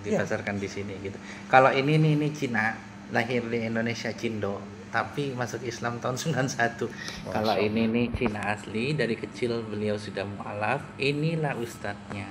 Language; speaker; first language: Indonesian; native; Indonesian